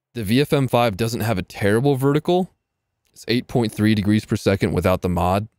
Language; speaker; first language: English; native; English